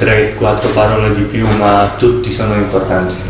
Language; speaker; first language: Italian; non-native, fluent; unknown